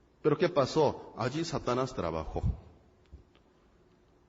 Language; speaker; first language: Spanish; non-native, fluent; Korean